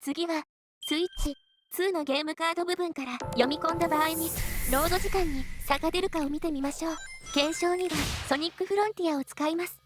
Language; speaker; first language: Japanese; native; Japanese